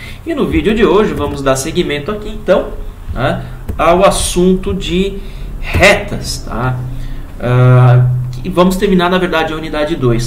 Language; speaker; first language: Portuguese; native; Portuguese